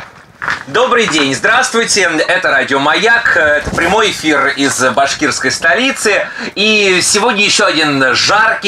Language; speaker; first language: Russian; native; Russian